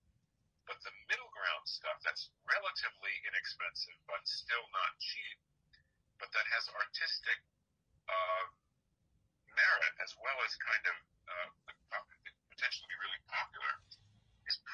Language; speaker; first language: English; native; English